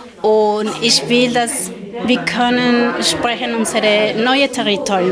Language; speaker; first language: German; non-native, learner; Spanish